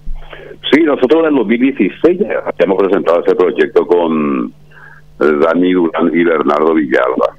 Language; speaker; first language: Spanish; native; Spanish